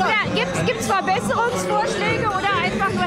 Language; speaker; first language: German; native; German